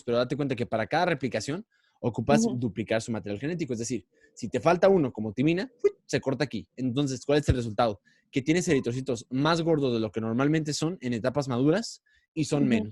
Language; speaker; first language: Spanish; native; Spanish